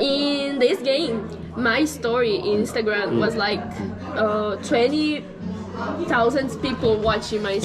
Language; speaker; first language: English; non-native, learner; Portuguese